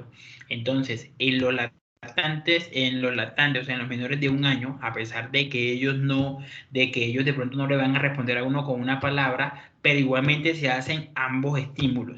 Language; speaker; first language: Spanish; native; Spanish